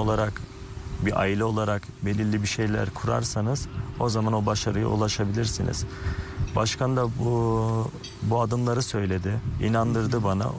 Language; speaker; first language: Turkish; early bilingual, heritage; Turkish